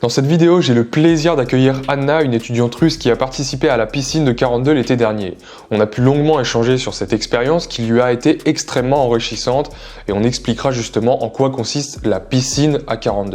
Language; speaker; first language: French; native; French